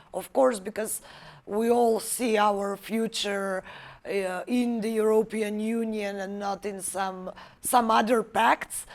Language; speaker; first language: English; non-native, fluent; Macedonian